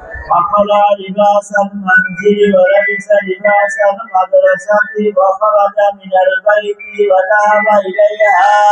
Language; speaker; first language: Arabic; non-native, fluent; Bangla